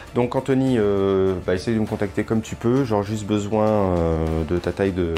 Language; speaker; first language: French; native; French